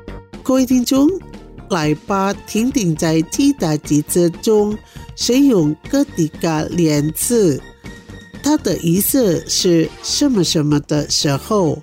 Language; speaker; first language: Chinese; early bilingual, heritage; Chinese